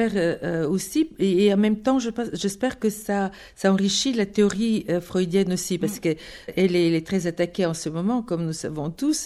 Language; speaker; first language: French; non-native, fluent; Bulgarian